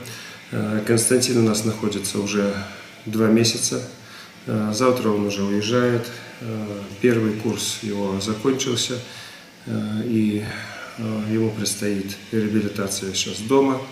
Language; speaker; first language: Russian; native; Russian